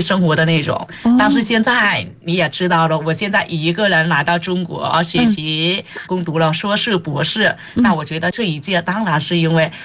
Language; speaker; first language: Chinese; non-native, fluent; Vietnamese